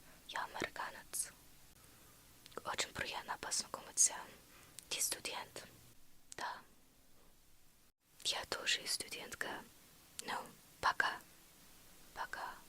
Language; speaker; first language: Russian; non-native, learner; English